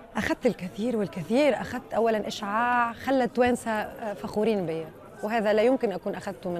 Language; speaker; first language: Arabic; native; Arabic